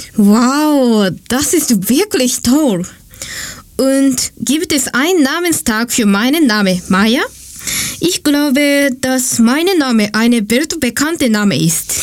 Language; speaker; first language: German; non-native, learner; Japanese